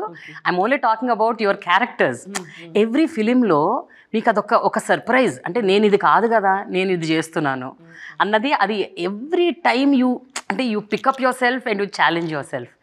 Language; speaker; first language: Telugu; native; Telugu